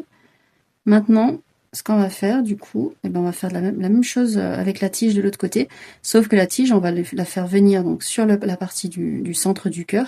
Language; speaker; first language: French; native; French